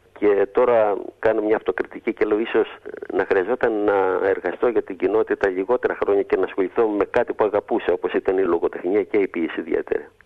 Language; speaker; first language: Greek; native; Greek